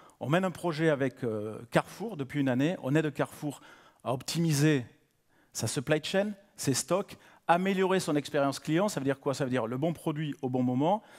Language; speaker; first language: French; native; French